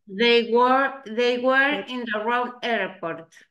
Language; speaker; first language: English; non-native, learner; Spanish